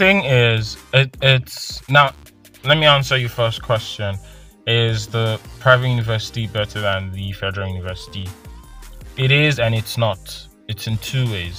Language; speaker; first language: English; non-native, local second language; Yoruba